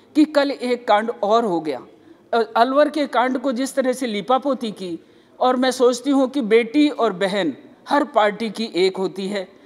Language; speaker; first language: Hindi; native; Hindi